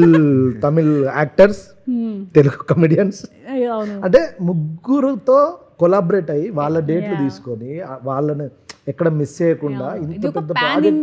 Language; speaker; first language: Telugu; native; Telugu